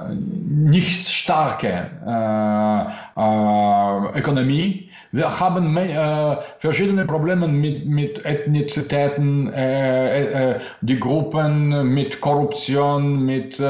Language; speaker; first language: German; non-native, learner; Russian